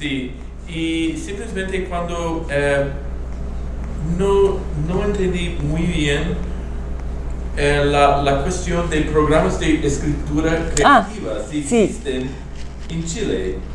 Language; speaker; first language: Spanish; non-native, fluent; Portuguese